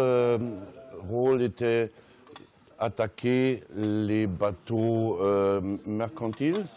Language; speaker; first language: French; non-native, learner; German